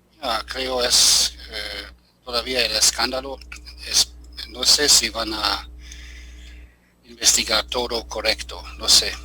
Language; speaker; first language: Spanish; non-native, fluent; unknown